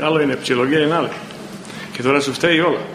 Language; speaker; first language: Greek; non-native, fluent; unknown